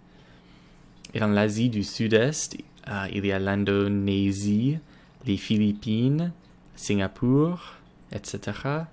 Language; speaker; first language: French; non-native, learner; English